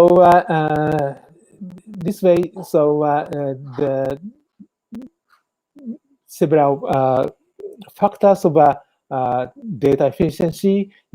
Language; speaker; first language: English; non-native, fluent; Japanese